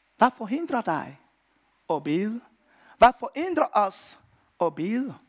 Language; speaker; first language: Danish; non-native, fluent; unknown